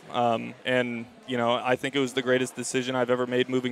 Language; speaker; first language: English; native; English